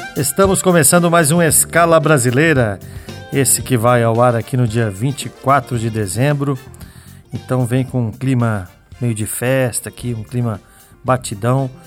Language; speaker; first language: Portuguese; native; Portuguese